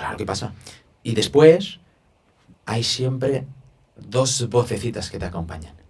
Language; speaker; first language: Spanish; native; Spanish